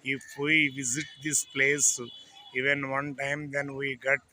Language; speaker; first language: English; non-native, local second language; Telugu